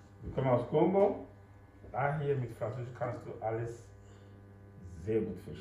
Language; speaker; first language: German; non-native, fluent; French